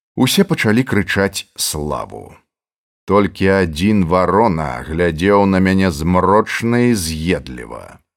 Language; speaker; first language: Belarusian; native; Belarusian